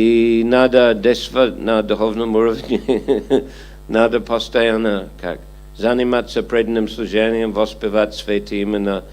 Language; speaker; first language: Russian; non-native, fluent; English